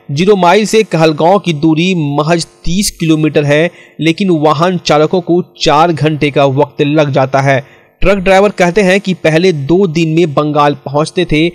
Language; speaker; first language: Hindi; native; Hindi